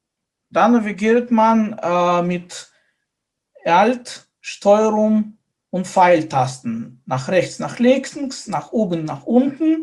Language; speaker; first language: German; non-native, fluent; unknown